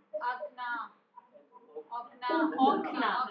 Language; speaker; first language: Russian; non-native, learner; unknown